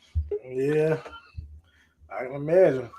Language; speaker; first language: English; native; English